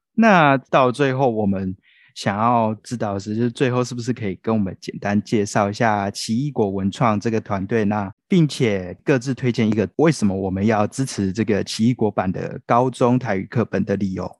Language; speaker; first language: Chinese; non-native, local second language; Min Nan Chinese